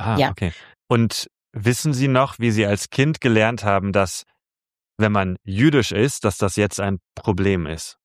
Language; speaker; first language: German; native; German